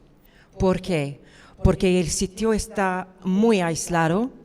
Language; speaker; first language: Spanish; non-native, fluent; English